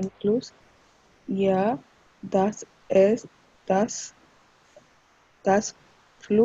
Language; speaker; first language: German; non-native, learner; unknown